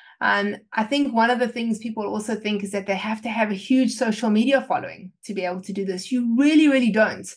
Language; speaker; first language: English; native; English